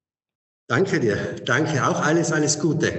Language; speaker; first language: German; native; German